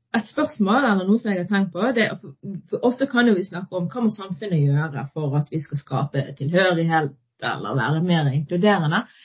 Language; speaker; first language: Norwegian; early bilingual, other home language; Arabic